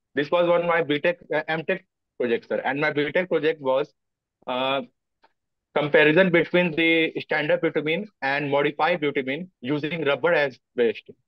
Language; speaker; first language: Hindi; native; Hindi